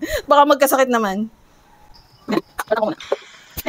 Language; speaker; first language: Filipino; native; Filipino